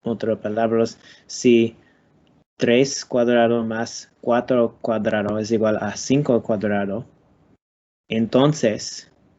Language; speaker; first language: Spanish; non-native, learner; English